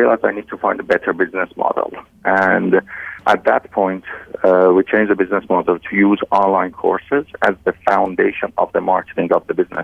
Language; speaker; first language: English; non-native, fluent; Persian